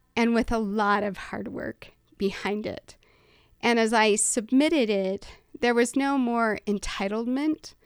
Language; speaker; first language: English; native; English